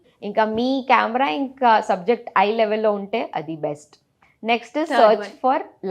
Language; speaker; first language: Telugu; non-native, local second language; Gujarati